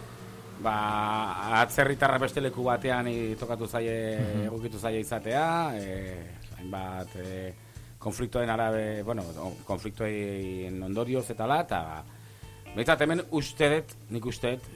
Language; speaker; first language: Basque; native; Basque